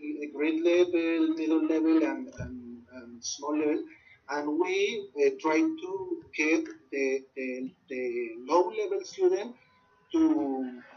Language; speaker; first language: English; non-native, learner; Spanish